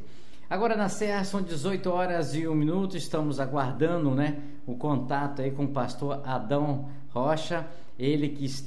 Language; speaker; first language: Portuguese; native; Portuguese